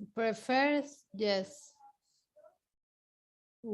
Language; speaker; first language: English; non-native, learner; Spanish